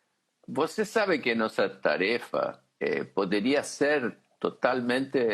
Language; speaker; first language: Portuguese; non-native, fluent; Spanish